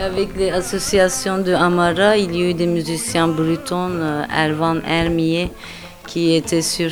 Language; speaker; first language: French; non-native, fluent; Turkish